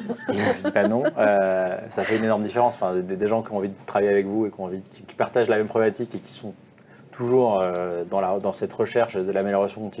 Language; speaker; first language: French; native; French